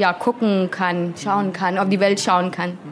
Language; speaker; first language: German; non-native, learner; Hindi